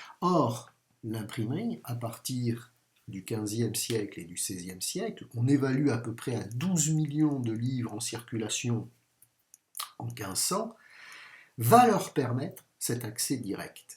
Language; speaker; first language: French; native; French